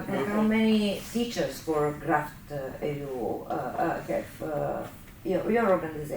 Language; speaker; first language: English; non-native, learner; Bulgarian